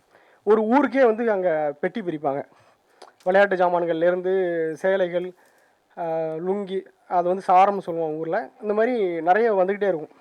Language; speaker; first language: Tamil; native; Tamil